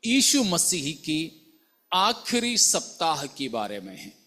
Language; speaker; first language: Hindi; non-native, local second language; Malayalam